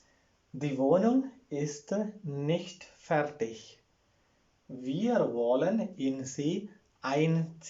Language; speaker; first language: German; non-native, fluent; Malayalam